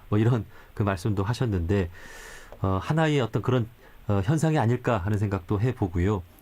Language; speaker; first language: Korean; native; Korean